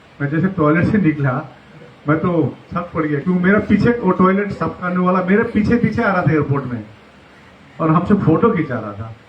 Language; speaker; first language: Hindi; non-native, local second language; Marathi